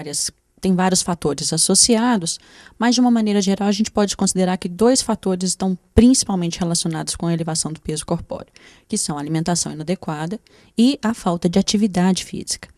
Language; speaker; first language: Portuguese; native; Portuguese